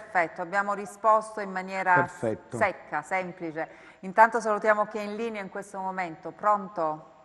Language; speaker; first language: Italian; native; Italian